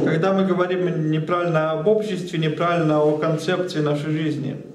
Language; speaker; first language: Russian; native; Russian